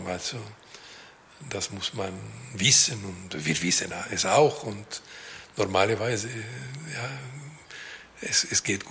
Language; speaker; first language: German; non-native, local second language; French